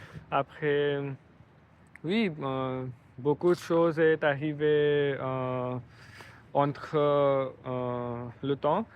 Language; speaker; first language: French; non-native, learner; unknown